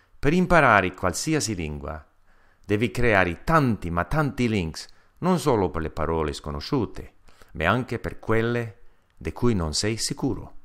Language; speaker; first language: Italian; non-native, fluent; English